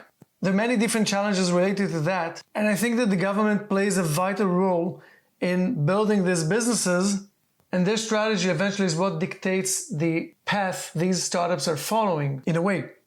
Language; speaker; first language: English; non-native, fluent; Hebrew